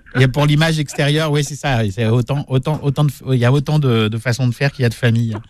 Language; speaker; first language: French; native; French